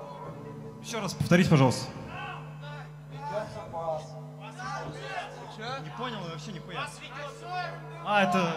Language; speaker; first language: Russian; native; Russian